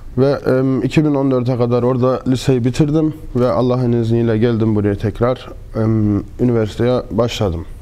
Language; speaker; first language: Turkish; early bilingual, heritage; Turkish